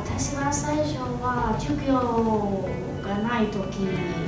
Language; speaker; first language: Japanese; non-native, learner; Chinese